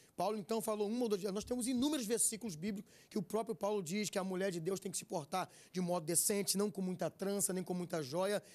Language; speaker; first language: Portuguese; native; Portuguese